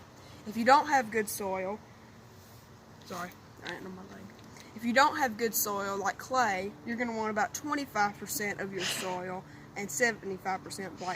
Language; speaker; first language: English; native; English